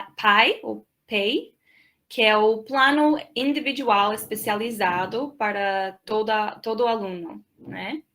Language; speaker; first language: Portuguese; non-native, fluent; English